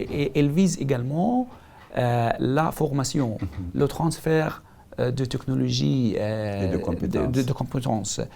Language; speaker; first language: French; non-native, learner; Arabic